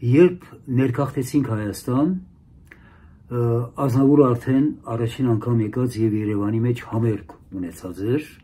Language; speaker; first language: Armenian; early bilingual, heritage; Armenian